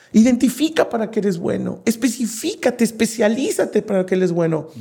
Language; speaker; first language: Spanish; native; Spanish